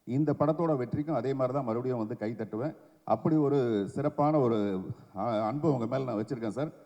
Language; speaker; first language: Tamil; native; Tamil